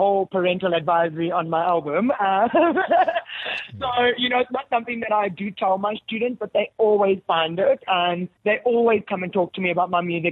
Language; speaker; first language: English; native; English